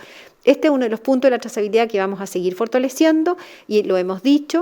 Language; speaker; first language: Spanish; native; Spanish